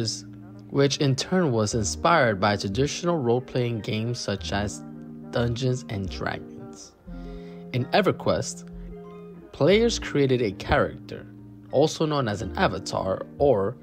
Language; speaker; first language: English; native; English